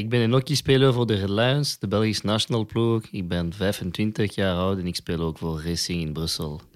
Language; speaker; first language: Dutch; non-native, local second language; French